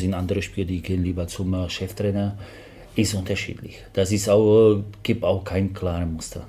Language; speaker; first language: German; non-native, fluent; Slovak